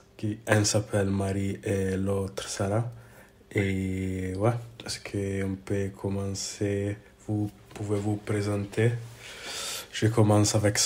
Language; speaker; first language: French; non-native, fluent; English